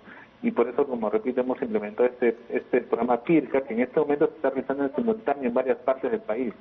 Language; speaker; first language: Spanish; native; Spanish